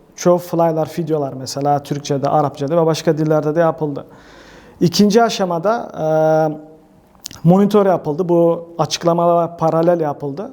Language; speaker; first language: Turkish; early bilingual, heritage; Turkish